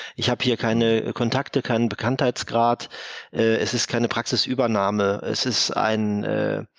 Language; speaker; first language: German; native; German